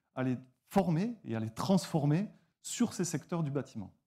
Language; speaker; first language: French; native; French